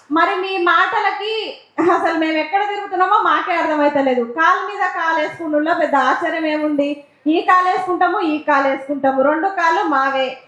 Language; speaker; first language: Telugu; native; Telugu